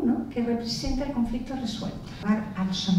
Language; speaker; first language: Spanish; native; Spanish